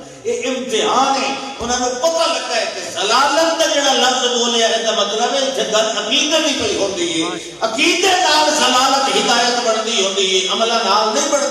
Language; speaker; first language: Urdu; non-native, local second language; Punjabi